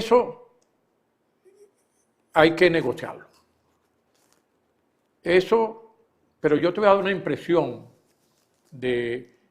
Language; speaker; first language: Spanish; native; Spanish